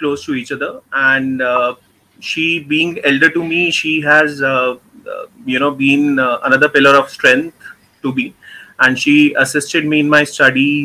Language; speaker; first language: English; non-native, local second language; Hindi